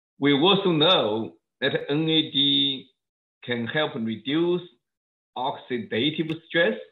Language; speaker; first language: English; non-native, fluent; Chinese